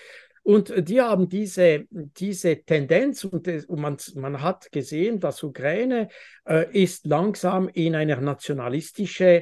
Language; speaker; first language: German; non-native, fluent; French